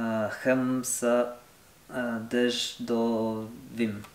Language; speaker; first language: Bulgarian; non-native, learner; French